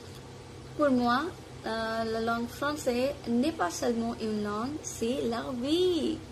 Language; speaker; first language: French; non-native, fluent; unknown